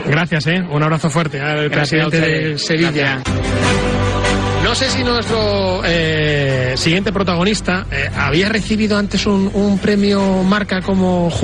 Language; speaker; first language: Spanish; native; Spanish